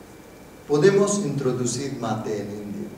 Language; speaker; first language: Spanish; non-native, fluent; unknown